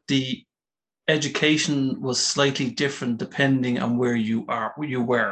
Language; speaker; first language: English; native; English